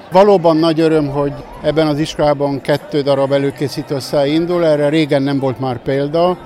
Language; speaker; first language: Hungarian; native; Hungarian